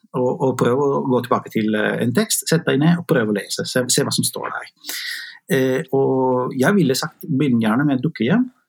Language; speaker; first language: Norwegian; non-native, fluent; Italian